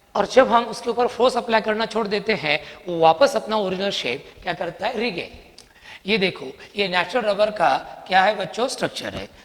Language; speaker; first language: Hindi; non-native, local second language; Marathi